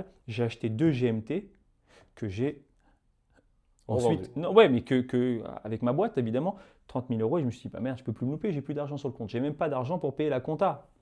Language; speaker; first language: French; native; French